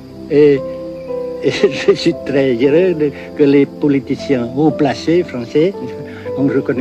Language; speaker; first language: French; non-native, fluent; Vietnamese